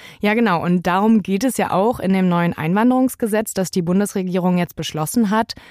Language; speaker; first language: German; native; German